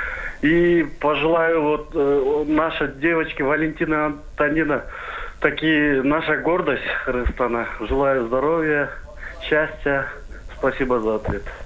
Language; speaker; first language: Russian; non-native, local second language; Kyrgyz